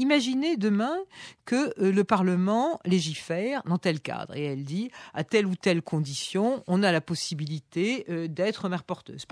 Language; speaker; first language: French; native; French